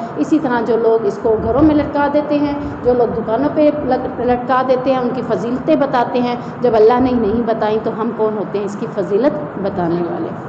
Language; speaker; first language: Urdu; non-native, local second language; Saraiki